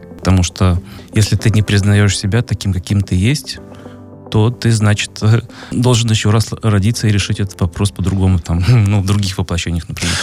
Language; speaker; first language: Russian; native; Russian